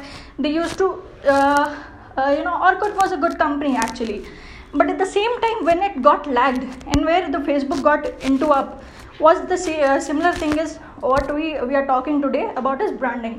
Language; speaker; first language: English; non-native, local second language; Hindi